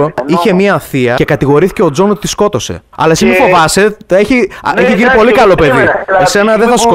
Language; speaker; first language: Greek; native; Greek